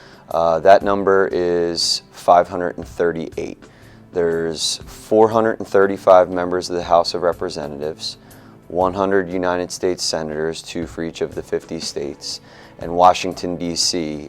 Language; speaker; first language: English; native; English